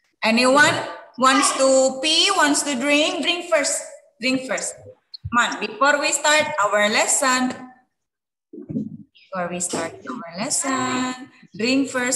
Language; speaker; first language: English; non-native, fluent; Indonesian